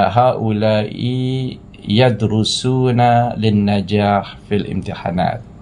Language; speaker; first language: Arabic; non-native, fluent; Malay